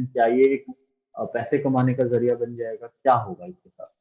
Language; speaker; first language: Hindi; native; Hindi